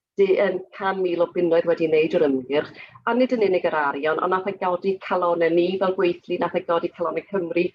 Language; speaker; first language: Welsh; native; Welsh